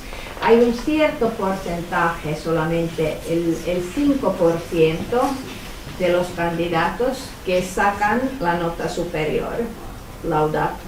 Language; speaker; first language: Spanish; non-native, fluent; Finnish